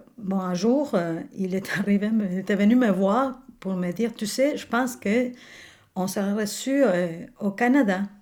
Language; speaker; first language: French; non-native, fluent; Spanish